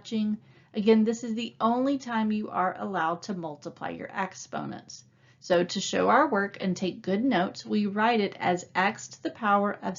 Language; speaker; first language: English; native; English